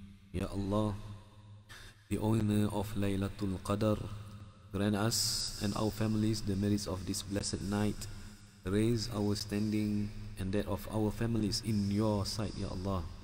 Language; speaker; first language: English; non-native, local second language; Malay